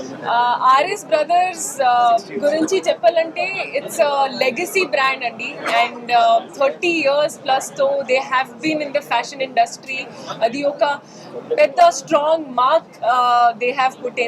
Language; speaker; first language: Telugu; non-native, fluent; Hindi